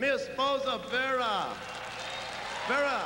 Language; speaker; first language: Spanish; non-native, learner; English